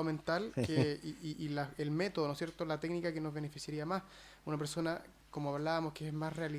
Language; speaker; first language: Spanish; native; Spanish